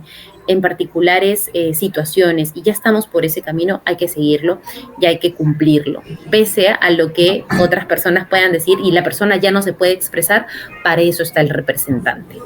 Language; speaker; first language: Spanish; native; Spanish